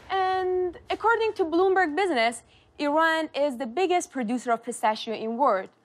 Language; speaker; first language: English; non-native, fluent; Persian